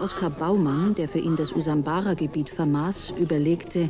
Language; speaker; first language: German; native; German